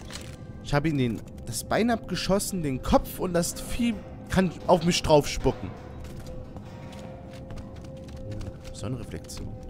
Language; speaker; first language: German; native; German